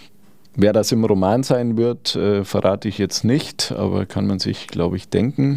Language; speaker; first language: German; native; German